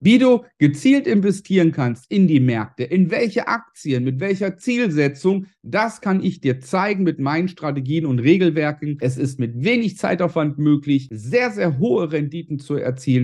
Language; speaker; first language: German; native; German